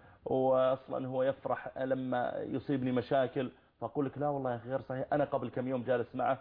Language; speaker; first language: Arabic; native; Arabic